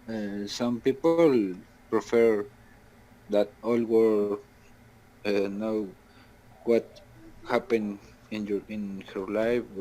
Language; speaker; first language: English; non-native, learner; Spanish